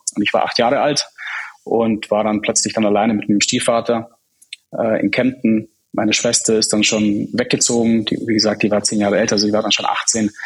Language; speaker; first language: German; early bilingual, other home language; Czech